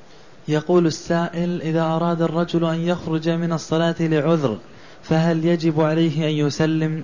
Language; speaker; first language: Arabic; native; Arabic